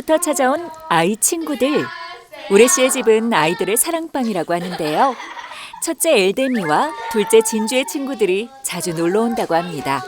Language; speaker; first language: Korean; native; Korean